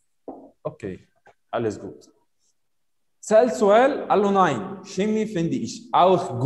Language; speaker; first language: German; non-native, fluent; Arabic